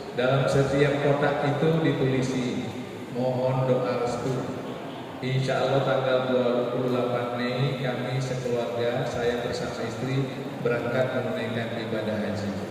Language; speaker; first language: Indonesian; non-native, local second language; Madurese